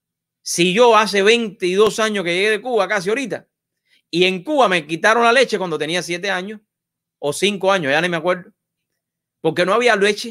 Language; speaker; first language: Spanish; native; Spanish